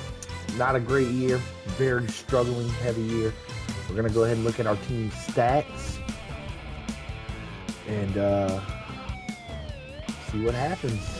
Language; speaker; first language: English; native; English